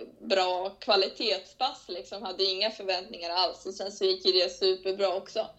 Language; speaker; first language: Swedish; native; Swedish